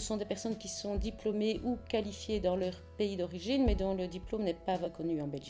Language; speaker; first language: French; native; French